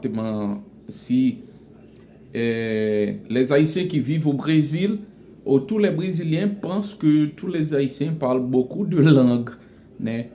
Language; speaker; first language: French; non-native, local second language; Haitian Creole